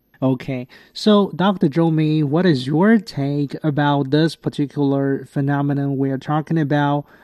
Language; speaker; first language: English; non-native, fluent; Chinese